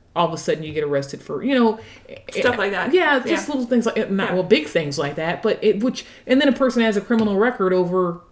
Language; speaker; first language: English; native; English